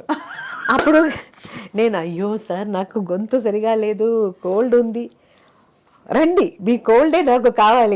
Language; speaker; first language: Telugu; non-native, local second language; Malayalam